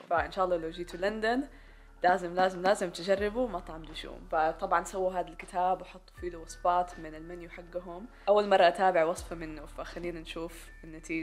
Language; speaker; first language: Arabic; native; Arabic